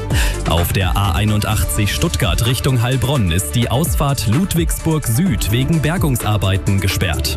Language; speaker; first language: German; native; German